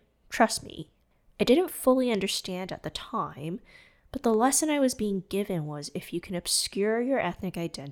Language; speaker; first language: English; non-native, fluent; Cantonese